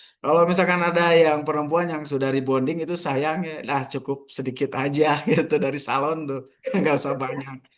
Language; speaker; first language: Indonesian; non-native, local second language; Sundanese